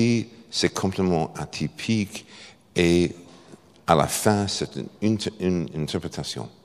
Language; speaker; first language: French; non-native, fluent; English